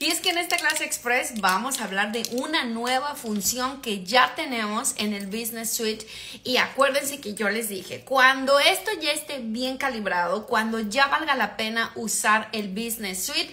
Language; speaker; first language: Spanish; native; Spanish